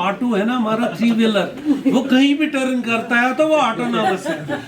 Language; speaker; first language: Hindi; non-native, local second language; Kashmiri